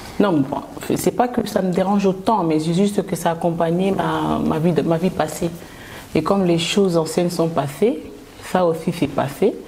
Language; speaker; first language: French; non-native, local second language; Lingala